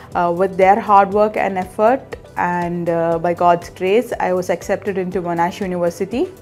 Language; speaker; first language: English; non-native, local second language; Malayalam